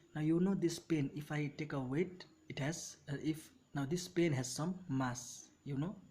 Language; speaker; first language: English; non-native, local second language; Nepali